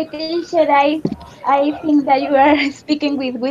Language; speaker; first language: English; non-native, learner; Spanish